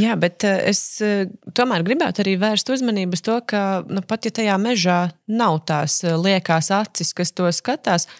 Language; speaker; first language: Latvian; native; Latvian